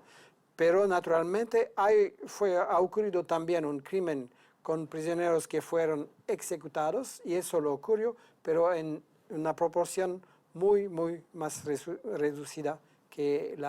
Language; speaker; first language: Spanish; non-native, fluent; French